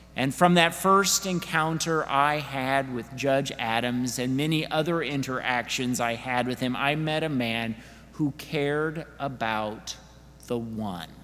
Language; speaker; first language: English; native; English